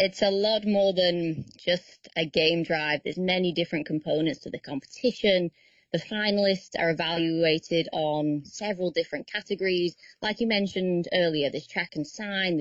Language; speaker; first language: English; native; English